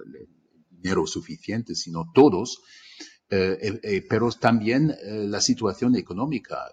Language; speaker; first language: Spanish; non-native, fluent; German